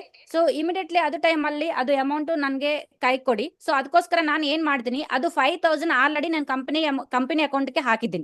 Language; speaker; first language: Kannada; non-native, learner; Telugu